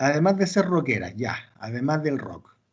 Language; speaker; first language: Spanish; native; Spanish